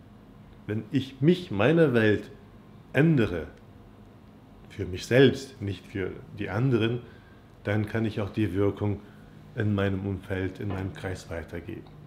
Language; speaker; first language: German; non-native, fluent; Turkish